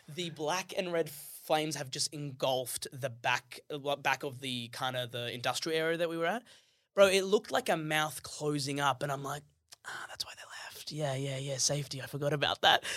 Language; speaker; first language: English; early bilingual, other home language; Arabic